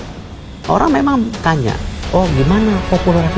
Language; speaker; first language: Indonesian; native; Indonesian